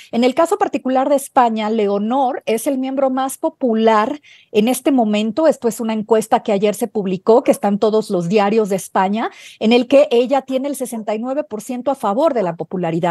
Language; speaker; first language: Spanish; native; Spanish